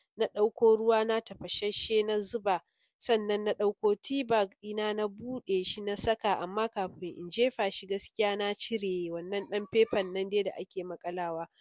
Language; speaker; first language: Hausa; non-native, local second language; Kanuri